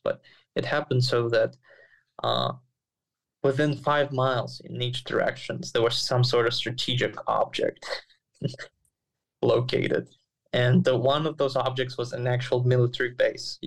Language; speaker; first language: English; non-native, fluent; Ukrainian